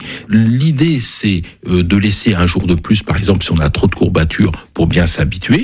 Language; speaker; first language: French; native; French